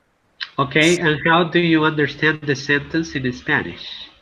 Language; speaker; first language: English; non-native, fluent; Spanish